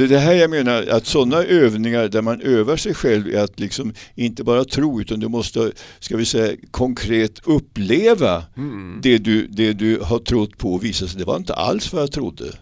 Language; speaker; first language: Swedish; native; Swedish